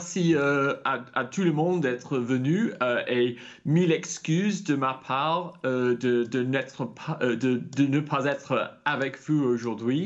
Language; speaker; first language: French; non-native, fluent; English